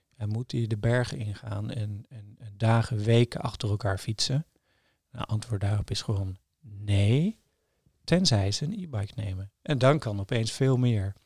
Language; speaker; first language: Dutch; non-native, fluent; Norwegian